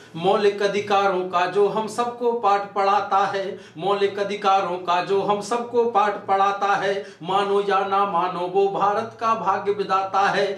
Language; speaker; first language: Hindi; native; Hindi